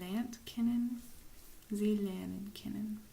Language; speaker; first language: German; non-native, fluent; English